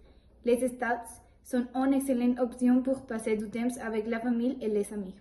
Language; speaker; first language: French; non-native, learner; Spanish